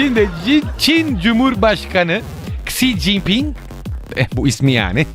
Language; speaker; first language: Turkish; non-native, learner; Italian